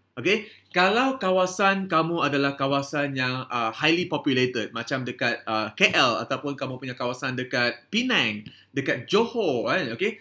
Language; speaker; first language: Malay; non-native, local second language; Chinese